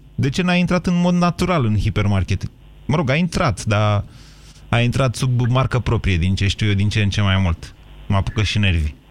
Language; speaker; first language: Romanian; native; Romanian